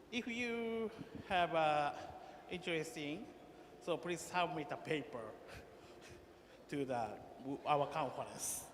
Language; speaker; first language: English; non-native, learner; Japanese